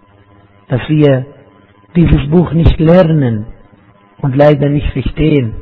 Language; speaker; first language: German; non-native, fluent; Arabic